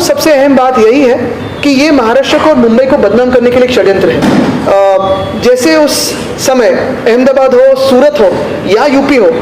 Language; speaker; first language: Hindi; non-native, local second language; Marathi